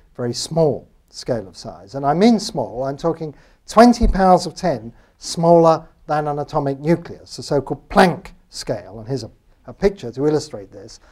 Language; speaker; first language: English; native; English